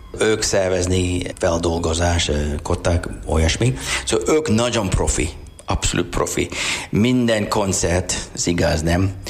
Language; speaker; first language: Hungarian; non-native, learner; English